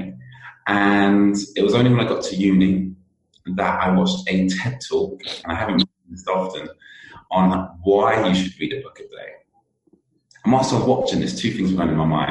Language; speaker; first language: English; native; English